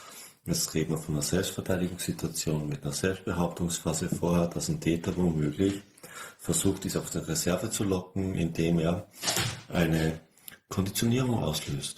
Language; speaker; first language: German; native; German